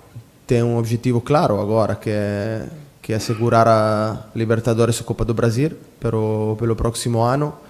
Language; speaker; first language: Portuguese; non-native, fluent; Italian